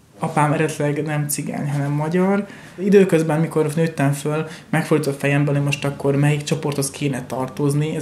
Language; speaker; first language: Hungarian; native; Hungarian